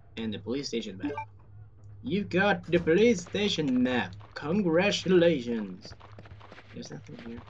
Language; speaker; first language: English; non-native, fluent; Portuguese